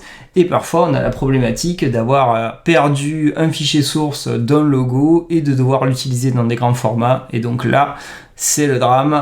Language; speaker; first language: French; native; French